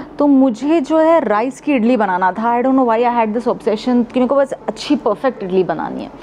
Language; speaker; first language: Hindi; native; Hindi